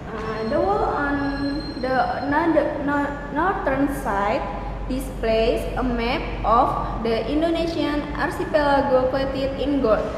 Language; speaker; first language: English; non-native, learner; Indonesian